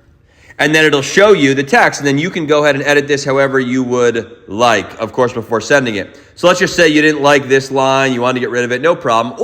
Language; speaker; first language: English; native; English